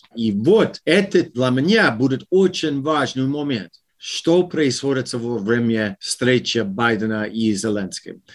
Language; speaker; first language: Russian; non-native, learner; English